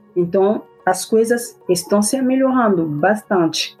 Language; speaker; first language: Portuguese; non-native, fluent; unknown